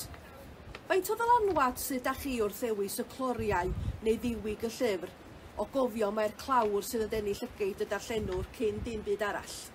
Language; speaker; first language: Welsh; native; Welsh